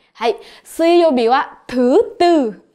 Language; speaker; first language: Japanese; non-native, fluent; Vietnamese